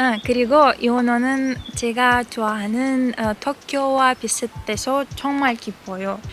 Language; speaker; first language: Korean; non-native, learner; Russian